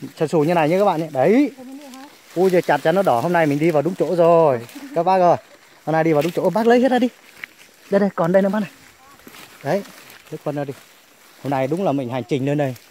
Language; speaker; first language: Vietnamese; non-native, local second language; Muong